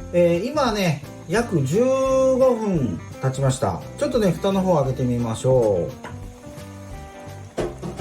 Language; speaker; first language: Japanese; native; Japanese